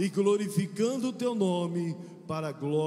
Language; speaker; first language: Portuguese; native; Portuguese